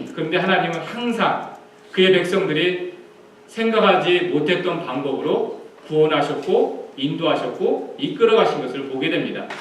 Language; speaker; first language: Korean; native; Korean